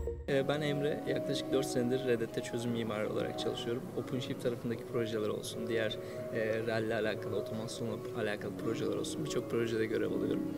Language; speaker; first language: Turkish; native; Turkish